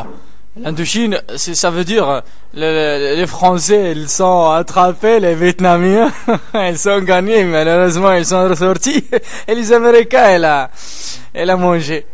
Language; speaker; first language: French; non-native, local second language; Arabic